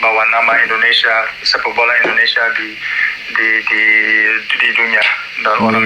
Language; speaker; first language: Indonesian; non-native, learner; Dutch